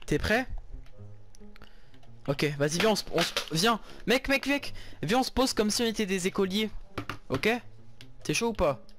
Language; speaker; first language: French; native; French